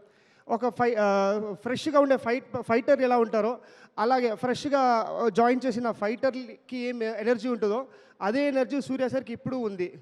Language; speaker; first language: Telugu; non-native, learner; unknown